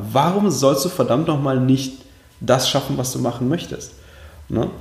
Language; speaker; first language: German; early bilingual, other home language; Russian